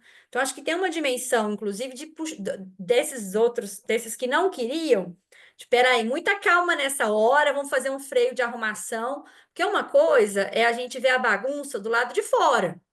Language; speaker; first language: Portuguese; native; Portuguese